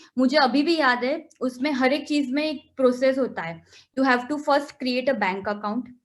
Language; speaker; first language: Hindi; non-native, local second language; Gujarati